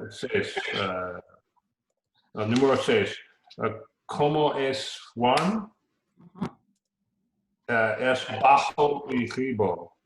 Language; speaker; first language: Spanish; non-native, learner; English